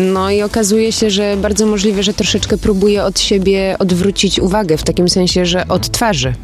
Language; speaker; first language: Polish; early bilingual, heritage; Polish